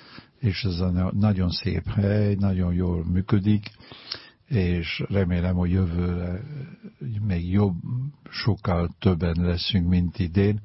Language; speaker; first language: Hungarian; non-native, fluent; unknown